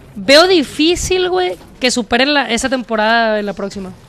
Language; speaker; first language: Spanish; native; Spanish